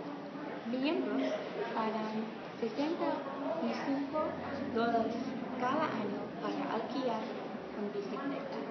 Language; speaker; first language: Spanish; non-native, learner; English